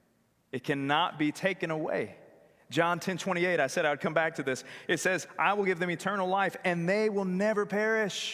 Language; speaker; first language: English; native; English